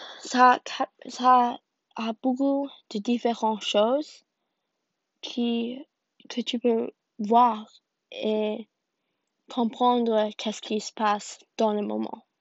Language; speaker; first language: French; non-native, learner; English